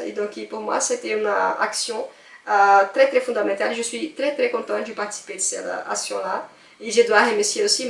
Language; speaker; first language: French; non-native, fluent; Portuguese